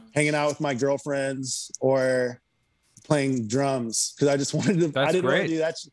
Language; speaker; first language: English; native; English